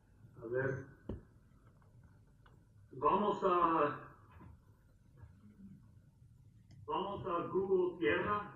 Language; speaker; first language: Spanish; non-native, fluent; English